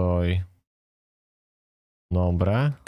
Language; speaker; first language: Spanish; non-native, learner; Polish